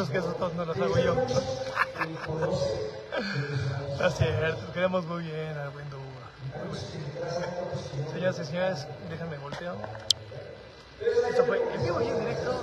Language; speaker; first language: Spanish; native; Spanish